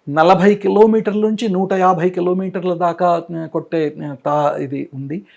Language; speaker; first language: Telugu; native; Telugu